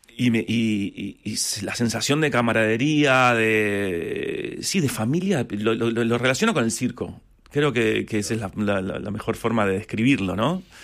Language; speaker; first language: Spanish; native; Spanish